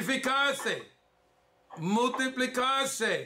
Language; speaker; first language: Spanish; early bilingual, heritage; English